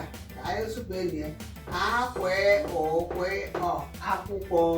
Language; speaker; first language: Igbo; native; Igbo